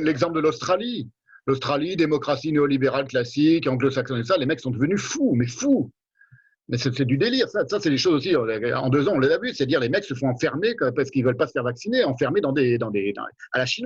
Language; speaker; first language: French; native; French